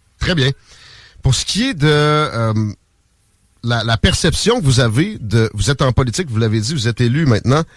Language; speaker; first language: French; native; French